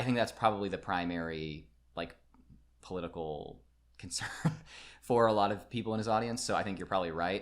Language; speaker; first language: English; native; English